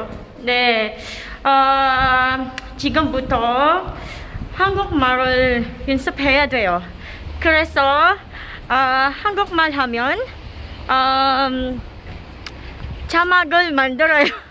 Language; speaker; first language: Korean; non-native, learner; Filipino